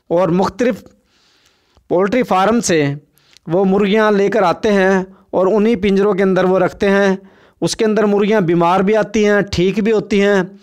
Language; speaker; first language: Urdu; non-native, local second language; Saraiki